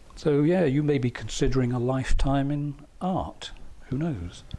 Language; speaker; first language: English; native; English